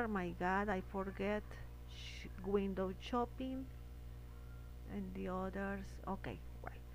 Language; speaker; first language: English; non-native, learner; Spanish